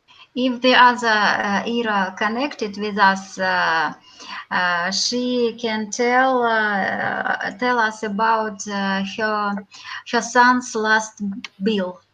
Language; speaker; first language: English; non-native, learner; Russian